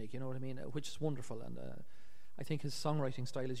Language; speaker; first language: English; native; English